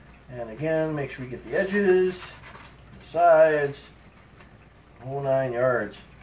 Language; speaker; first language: English; early bilingual, other home language; Czech